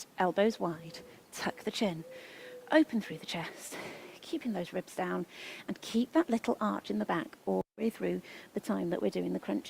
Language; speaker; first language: English; native; English